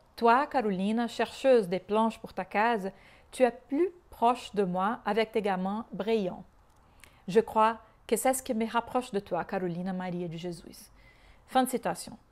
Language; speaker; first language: French; non-native, fluent; Portuguese